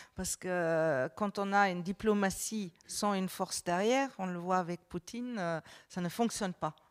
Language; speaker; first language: French; non-native, fluent; German